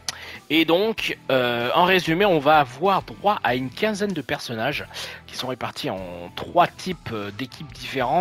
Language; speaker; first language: French; native; French